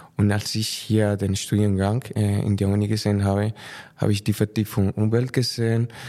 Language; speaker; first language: German; non-native, fluent; Spanish